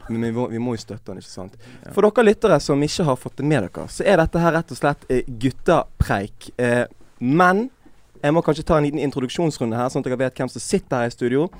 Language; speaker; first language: Norwegian; native; Norwegian